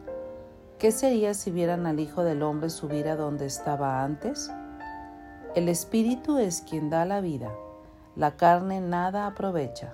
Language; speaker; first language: Spanish; native; Spanish